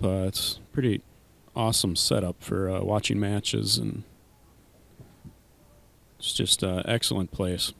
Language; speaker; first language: English; native; English